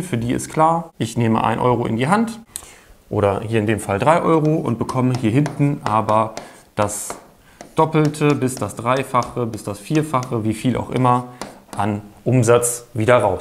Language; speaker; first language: German; native; German